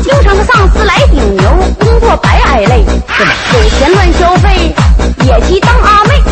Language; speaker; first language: Chinese; native; Chinese